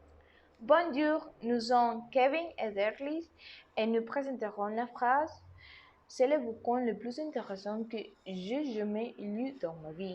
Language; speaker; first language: French; non-native, learner; Spanish